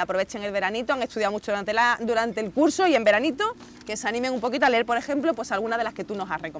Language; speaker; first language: Spanish; native; Spanish